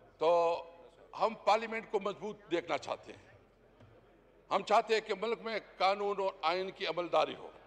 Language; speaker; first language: Urdu; non-native, local second language; Pashto